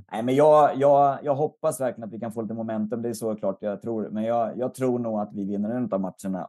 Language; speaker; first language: Swedish; native; Swedish